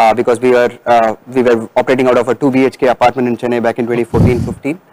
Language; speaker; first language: English; non-native, local second language; Tamil